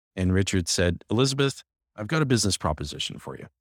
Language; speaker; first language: English; native; English